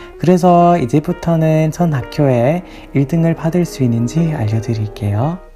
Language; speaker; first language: Korean; non-native, learner; English